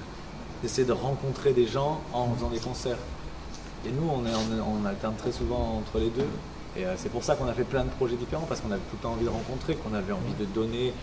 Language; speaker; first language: French; native; French